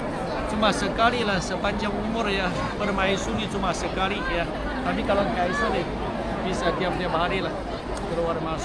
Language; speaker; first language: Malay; non-native, fluent; Chinese